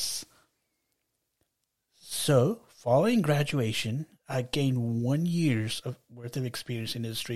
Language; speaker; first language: English; non-native, local second language; Telugu